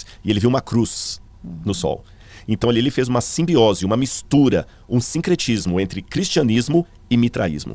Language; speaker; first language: Portuguese; native; Portuguese